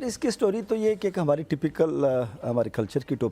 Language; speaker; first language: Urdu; non-native, local second language; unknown